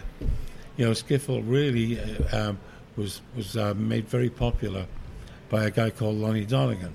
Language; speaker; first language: English; native; English